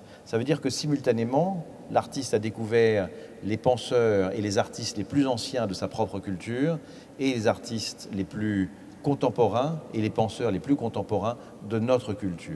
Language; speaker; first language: French; native; French